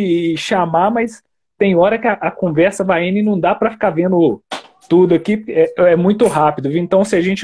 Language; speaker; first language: Portuguese; native; Portuguese